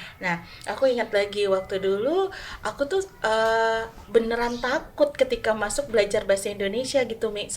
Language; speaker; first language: Indonesian; non-native, local second language; Sundanese